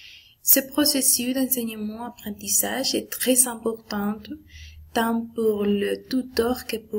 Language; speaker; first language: French; non-native, learner; Spanish